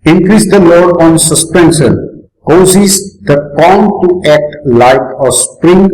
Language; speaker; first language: English; non-native, local second language; Gujarati